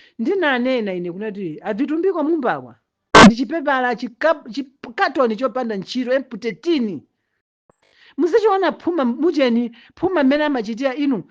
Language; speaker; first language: Nyanja; native; Nyanja